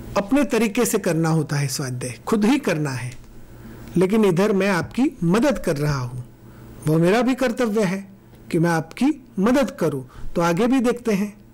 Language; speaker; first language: Hindi; non-native, local second language; Gujarati